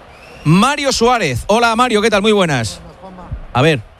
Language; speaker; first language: Spanish; native; Spanish